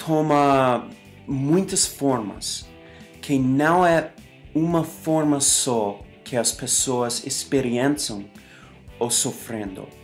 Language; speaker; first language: Portuguese; non-native, fluent; English